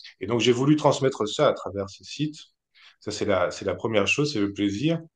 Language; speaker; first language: French; native; French